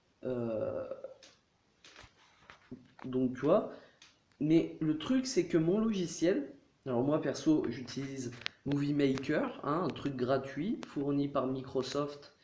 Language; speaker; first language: French; native; French